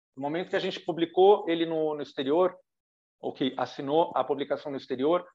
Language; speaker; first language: Portuguese; native; Portuguese